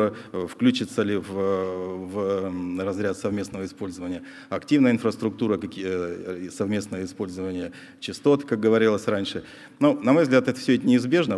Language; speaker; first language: Russian; native; Russian